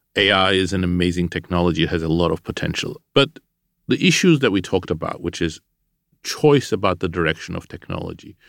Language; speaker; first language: English; non-native, fluent; Armenian